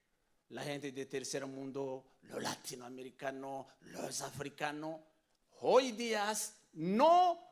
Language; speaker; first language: Spanish; non-native, learner; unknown